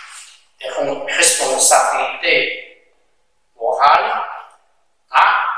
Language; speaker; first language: French; non-native, learner; Chinese